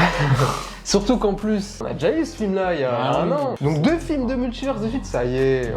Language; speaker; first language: French; native; French